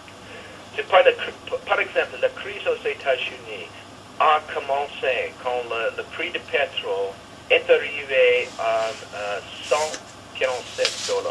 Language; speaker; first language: French; non-native, fluent; English